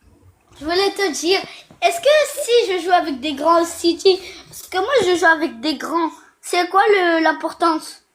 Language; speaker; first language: French; early bilingual, other home language; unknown